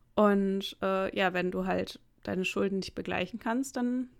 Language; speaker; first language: German; native; German